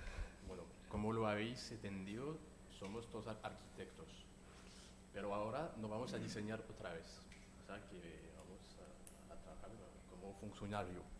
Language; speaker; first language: Spanish; non-native, fluent; French